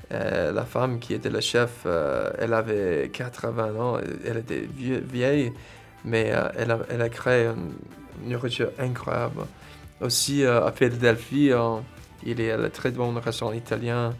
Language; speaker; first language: French; non-native, fluent; English